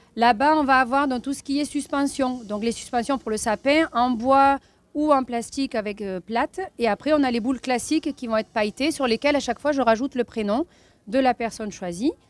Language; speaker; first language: French; native; French